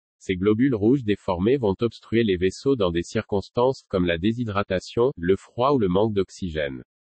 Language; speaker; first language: French; non-native, local second language; Wolof